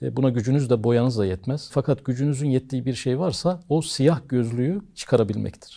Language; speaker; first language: Turkish; native; Turkish